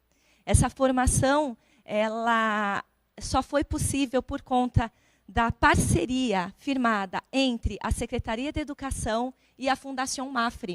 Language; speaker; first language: Portuguese; native; Portuguese